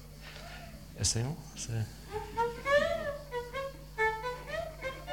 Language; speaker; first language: French; non-native, fluent; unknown